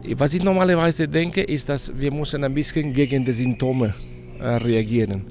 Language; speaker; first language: German; non-native, fluent; Spanish